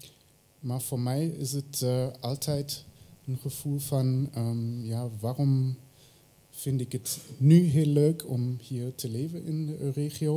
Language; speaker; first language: Dutch; non-native, fluent; German